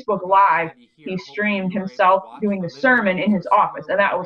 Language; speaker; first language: English; native; English